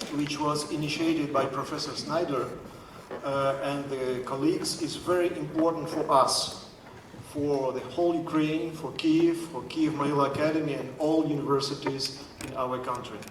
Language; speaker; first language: English; non-native, fluent; Ukrainian